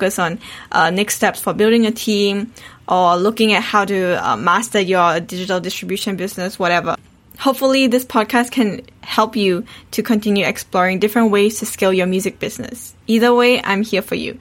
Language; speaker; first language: English; native; English